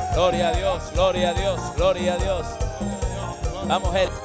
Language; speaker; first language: Spanish; native; Spanish